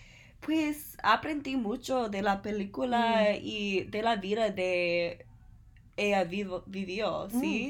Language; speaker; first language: Spanish; non-native, learner; English